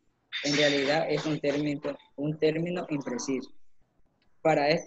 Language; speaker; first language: Spanish; native; Spanish